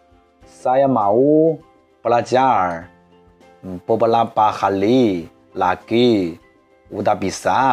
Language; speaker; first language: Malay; non-native, learner; Chinese